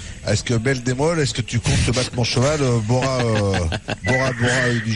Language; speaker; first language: French; native; French